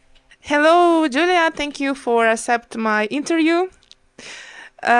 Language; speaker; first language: English; non-native, learner; Ukrainian